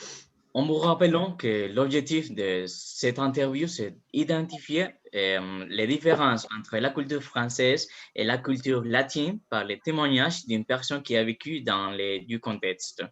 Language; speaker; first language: French; non-native, learner; Spanish